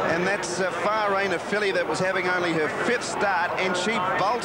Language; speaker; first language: English; native; English